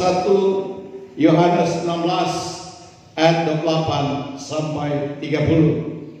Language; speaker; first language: Malay; native; Malay